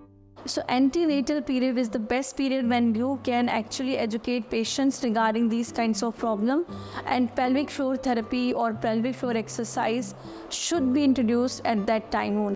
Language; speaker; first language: English; non-native, local second language; Hindi